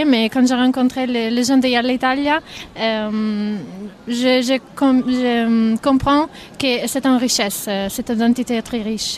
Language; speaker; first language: French; non-native, fluent; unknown